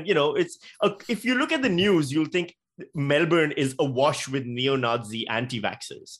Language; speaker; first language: English; non-native, local second language; Urdu